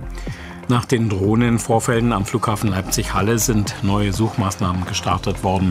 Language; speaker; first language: German; native; German